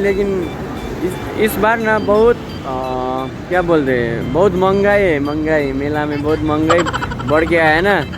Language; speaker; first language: Hindi; non-native, local second language; Nepali